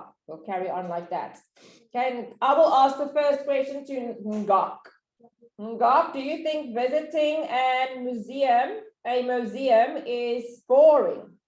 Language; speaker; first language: English; non-native, fluent; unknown